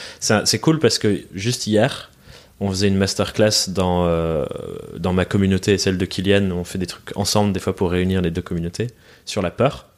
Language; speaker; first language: French; early bilingual, other home language; English